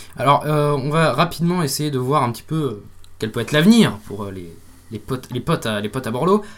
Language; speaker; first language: French; native; French